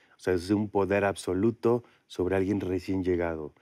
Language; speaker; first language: Spanish; native; Spanish